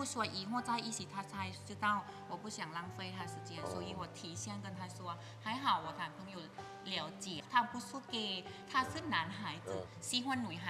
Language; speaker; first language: Chinese; non-native, learner; Thai